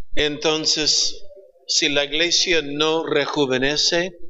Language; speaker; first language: Spanish; non-native, fluent; English